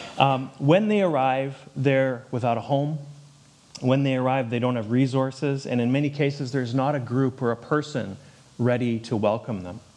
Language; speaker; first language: English; native; English